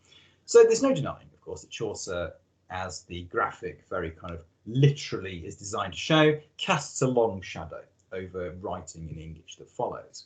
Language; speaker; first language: English; native; English